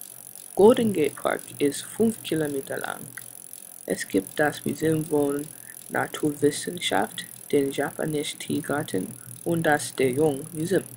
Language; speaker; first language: German; non-native, learner; English